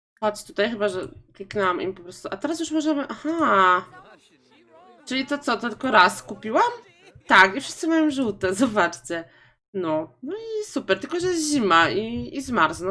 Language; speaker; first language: Polish; native; Polish